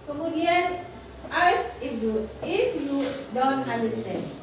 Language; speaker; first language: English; non-native, learner; Indonesian